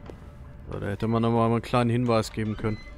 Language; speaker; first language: German; native; German